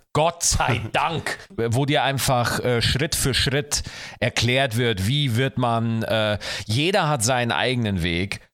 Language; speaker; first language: German; native; German